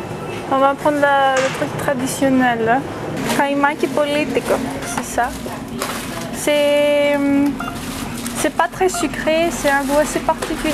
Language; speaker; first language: French; early bilingual, heritage; French